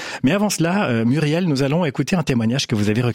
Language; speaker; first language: French; native; French